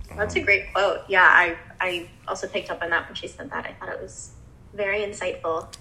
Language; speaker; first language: English; native; English